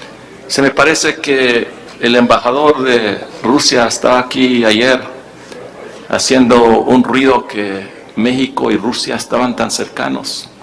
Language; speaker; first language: Spanish; early bilingual, heritage; Spanish